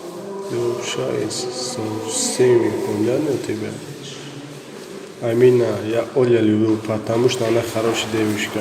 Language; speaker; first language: Russian; non-native, learner; Tajik